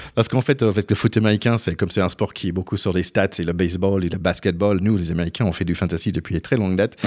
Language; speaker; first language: French; non-native, fluent; English